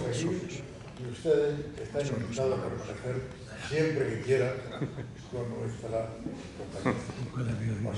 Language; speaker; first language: Spanish; native; Spanish